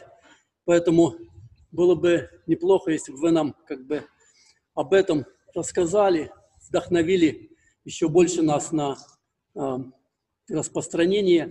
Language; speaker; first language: Russian; native; Russian